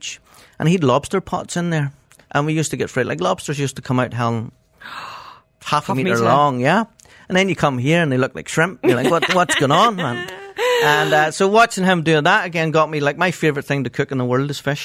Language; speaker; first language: English; native; English